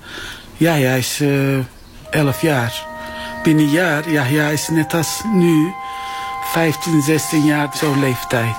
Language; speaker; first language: Dutch; non-native, learner; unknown